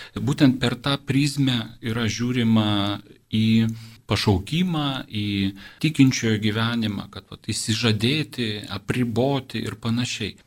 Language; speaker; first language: Lithuanian; non-native, local second language; Polish